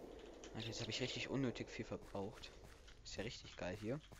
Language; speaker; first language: German; native; German